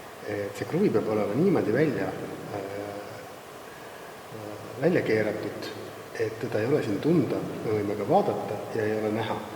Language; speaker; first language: Estonian; native; Estonian